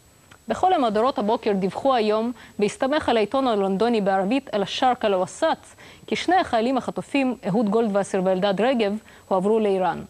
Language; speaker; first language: Hebrew; non-native, local second language; Russian